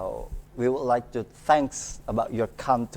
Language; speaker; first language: English; non-native, learner; Indonesian